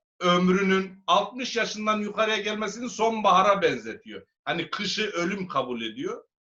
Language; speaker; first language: Turkish; native; Turkish